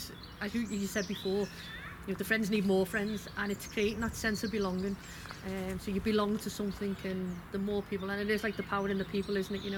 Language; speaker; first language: English; native; English